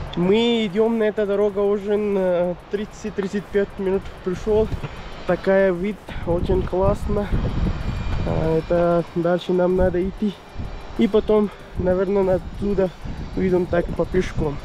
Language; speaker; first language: Russian; non-native, learner; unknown